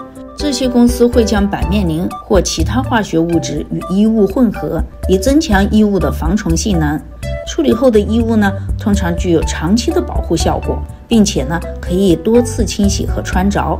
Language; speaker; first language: Chinese; native; Chinese